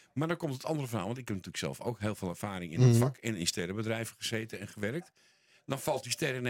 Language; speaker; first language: Dutch; native; Dutch